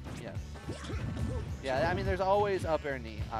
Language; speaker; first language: English; native; English